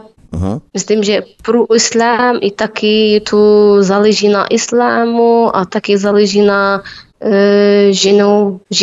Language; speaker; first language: Czech; non-native, learner; Arabic